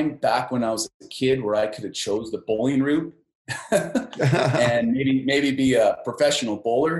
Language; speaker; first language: English; native; English